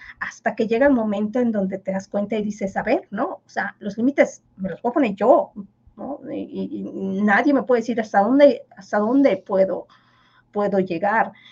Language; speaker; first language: Spanish; non-native, local second language; Yucateco